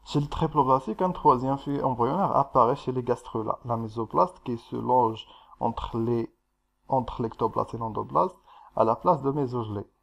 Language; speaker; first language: French; non-native, local second language; Arabic